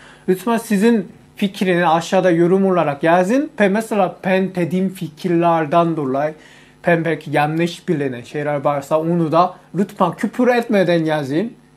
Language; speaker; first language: Turkish; non-native, learner; Korean